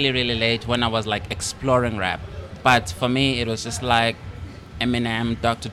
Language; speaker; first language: English; non-native, local second language; Swati